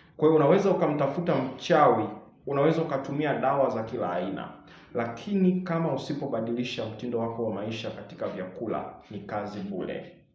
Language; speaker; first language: Swahili; native; Swahili